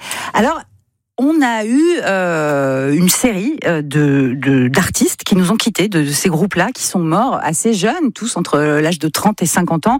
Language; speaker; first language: French; native; French